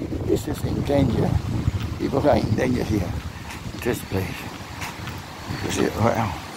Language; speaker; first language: English; non-native, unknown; Spanish